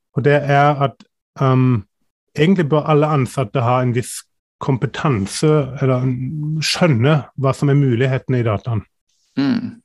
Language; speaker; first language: Norwegian; non-native, fluent; German